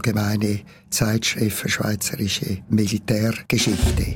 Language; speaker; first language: German; native; German